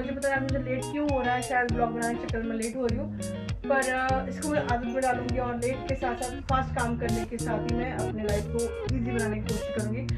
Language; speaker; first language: Hindi; native; Hindi